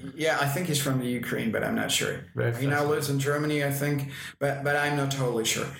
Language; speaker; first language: English; non-native, fluent; German